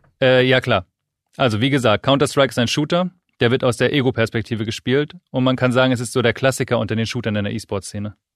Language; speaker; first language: German; native; German